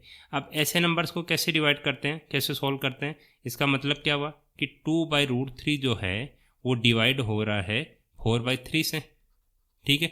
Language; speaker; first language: Hindi; native; Hindi